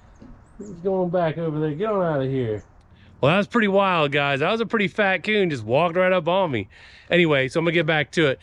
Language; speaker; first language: English; native; English